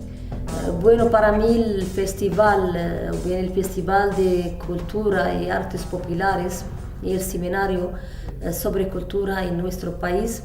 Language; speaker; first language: Spanish; non-native, fluent; Arabic